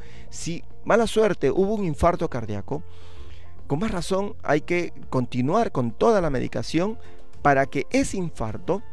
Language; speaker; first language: Spanish; native; Spanish